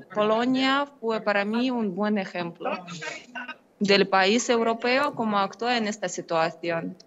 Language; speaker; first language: Spanish; non-native, fluent; Ukrainian